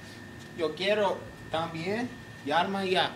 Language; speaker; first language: Spanish; non-native, learner; English